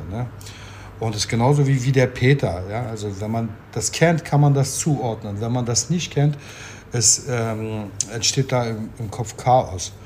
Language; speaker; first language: German; early bilingual, other home language; Turkish